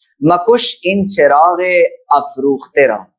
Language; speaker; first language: Persian; non-native, fluent; Urdu